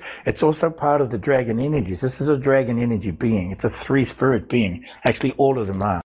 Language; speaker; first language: English; native; English